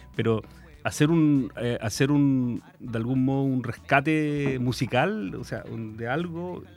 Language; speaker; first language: Spanish; native; Spanish